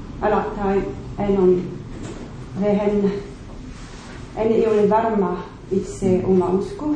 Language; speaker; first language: Finnish; non-native, learner; French